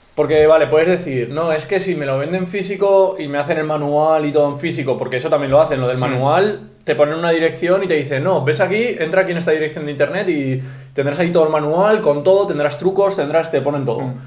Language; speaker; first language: Spanish; native; Spanish